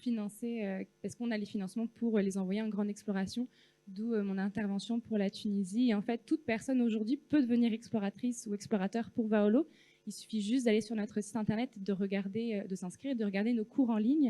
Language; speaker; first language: French; native; French